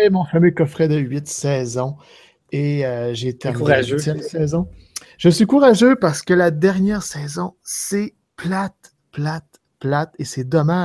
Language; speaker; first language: French; native; French